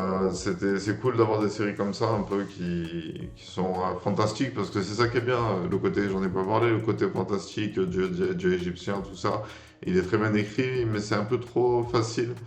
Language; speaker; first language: French; native; French